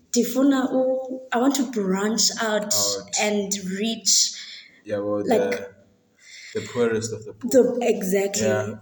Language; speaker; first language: English; non-native, local second language; Xhosa